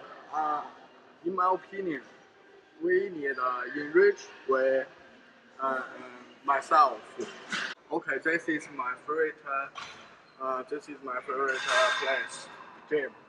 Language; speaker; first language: English; non-native, learner; Chinese